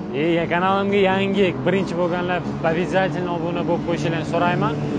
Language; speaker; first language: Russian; non-native, learner; Uzbek